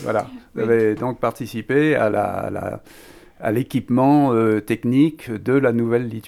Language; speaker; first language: French; native; French